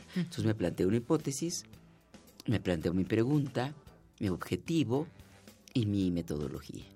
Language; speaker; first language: Spanish; native; Spanish